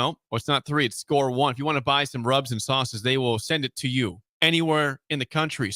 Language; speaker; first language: English; native; English